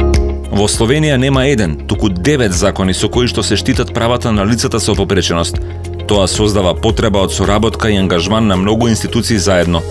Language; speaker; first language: Macedonian; native; Macedonian